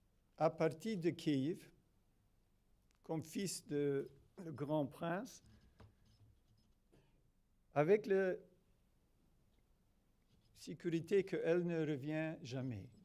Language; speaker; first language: French; non-native, fluent; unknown